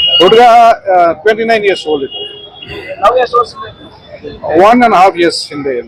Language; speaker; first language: Kannada; non-native, fluent; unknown